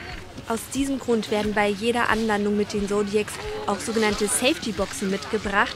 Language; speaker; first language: German; native; German